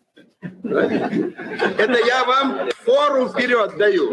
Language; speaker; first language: Russian; native; Russian